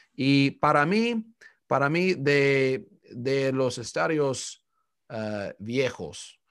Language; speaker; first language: Spanish; non-native, fluent; English